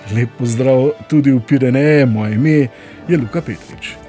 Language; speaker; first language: Slovenian; native; Slovenian